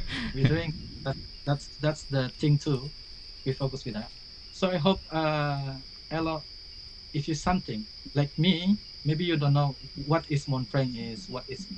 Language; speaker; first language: English; non-native, learner; Indonesian